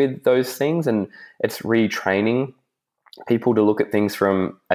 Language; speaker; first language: English; native; English